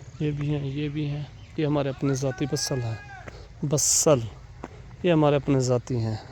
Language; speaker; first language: Urdu; non-native, local second language; Saraiki